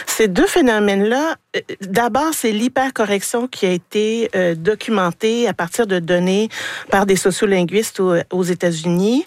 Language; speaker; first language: French; native; French